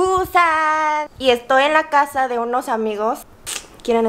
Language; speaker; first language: Spanish; early bilingual, other home language; Korean